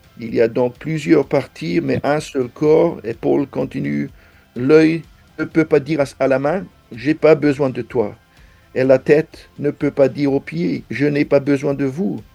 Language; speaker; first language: French; non-native, fluent; English